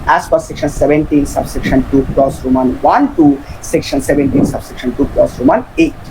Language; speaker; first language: English; non-native, local second language; Bangla